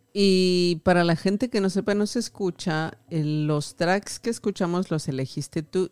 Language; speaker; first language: Spanish; native; Spanish